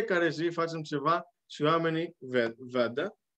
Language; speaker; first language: Romanian; non-native, learner; Greek